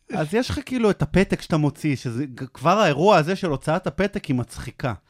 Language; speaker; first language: Hebrew; native; Hebrew